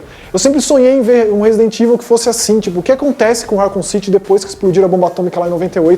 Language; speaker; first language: Portuguese; native; Portuguese